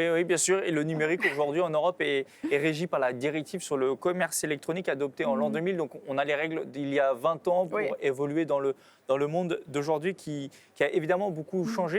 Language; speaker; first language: French; native; French